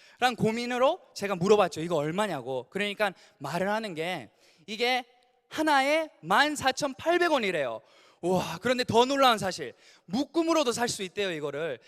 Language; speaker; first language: Korean; early bilingual, heritage; English